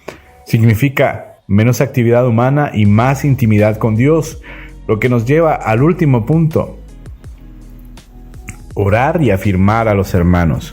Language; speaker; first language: Spanish; native; Spanish